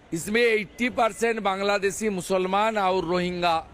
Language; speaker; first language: Hindi; non-native, local second language; Bangla